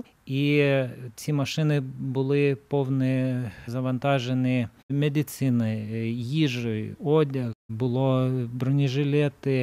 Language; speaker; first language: Ukrainian; non-native, fluent; Lithuanian